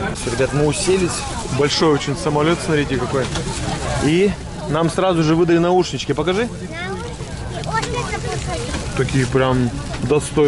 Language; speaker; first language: Russian; native; Russian